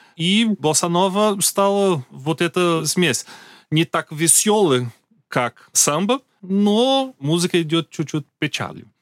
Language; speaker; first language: Russian; non-native, learner; Portuguese